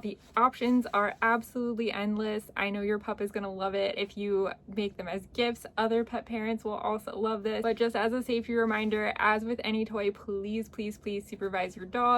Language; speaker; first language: English; native; English